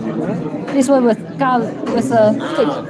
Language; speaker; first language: English; non-native, fluent; Chinese